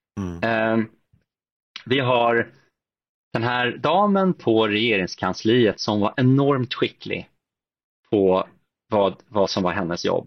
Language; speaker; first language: Swedish; native; Swedish